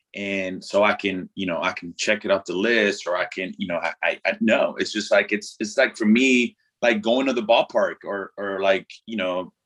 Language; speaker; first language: English; non-native, fluent; Spanish